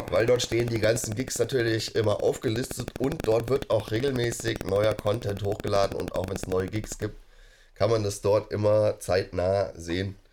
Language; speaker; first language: German; native; German